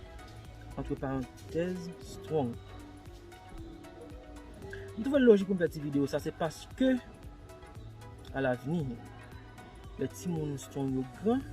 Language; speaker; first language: French; non-native, local second language; Haitian Creole